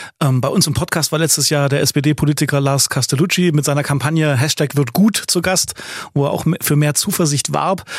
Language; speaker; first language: German; native; German